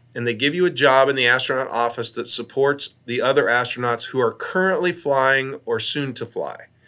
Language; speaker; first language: English; native; English